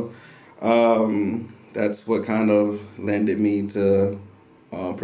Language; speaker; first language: English; native; English